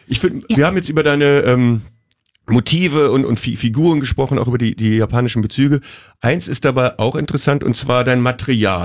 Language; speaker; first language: German; native; German